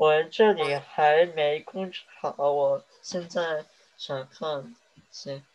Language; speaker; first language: Chinese; early bilingual, heritage; Chinese